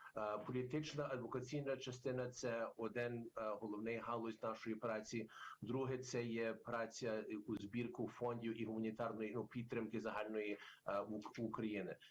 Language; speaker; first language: Ukrainian; early bilingual, heritage; English